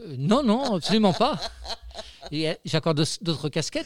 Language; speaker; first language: French; native; French